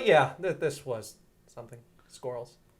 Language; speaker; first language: English; native; English